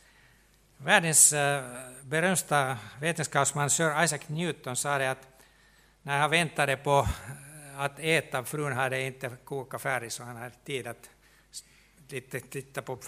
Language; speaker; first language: Swedish; non-native, local second language; Finnish